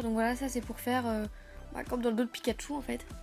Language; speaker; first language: French; native; French